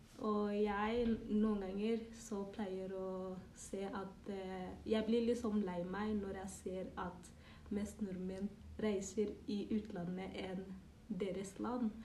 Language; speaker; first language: Norwegian; early bilingual, other home language; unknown